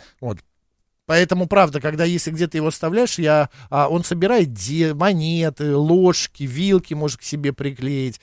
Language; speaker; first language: Russian; native; Russian